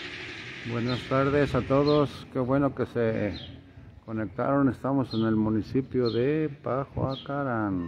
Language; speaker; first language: Spanish; native; Spanish